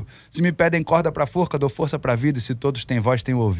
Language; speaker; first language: Portuguese; native; Portuguese